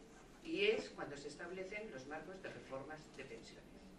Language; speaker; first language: Spanish; native; Spanish